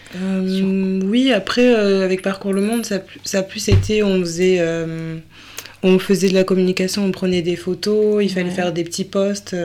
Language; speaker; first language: French; native; French